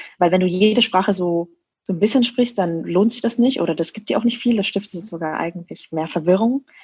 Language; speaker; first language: German; early bilingual, other home language; Vietnamese